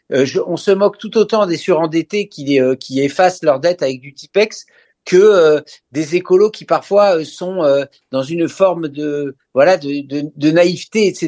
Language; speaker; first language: French; native; French